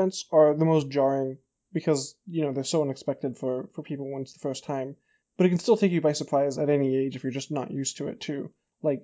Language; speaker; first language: English; native; English